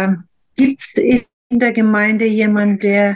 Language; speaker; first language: German; non-native, fluent; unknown